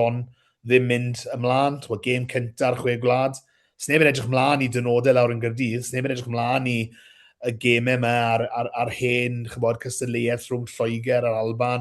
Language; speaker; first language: Welsh; native; Welsh